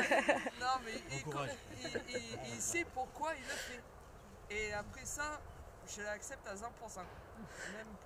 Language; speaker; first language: French; non-native, fluent; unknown